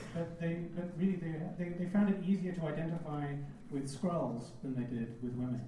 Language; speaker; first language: English; native; English